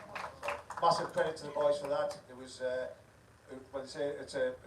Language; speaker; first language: English; native; English